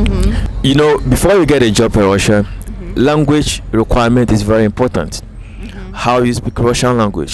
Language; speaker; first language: English; native; English